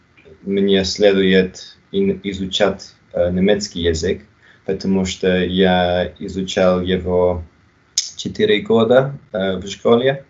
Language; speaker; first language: Russian; non-native, learner; English